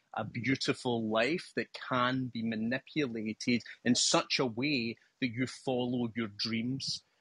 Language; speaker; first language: English; native; English